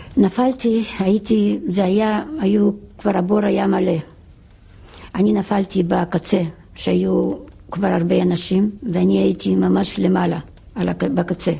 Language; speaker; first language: Hebrew; non-native, fluent; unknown